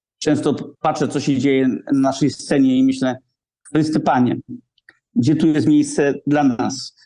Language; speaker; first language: Polish; early bilingual, heritage; Polish